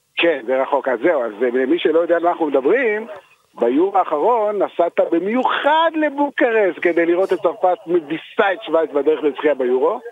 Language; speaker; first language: Hebrew; native; Hebrew